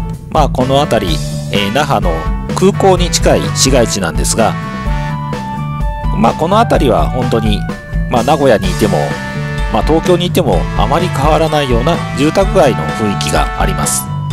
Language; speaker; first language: Japanese; native; Japanese